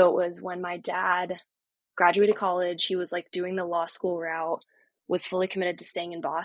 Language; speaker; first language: English; native; English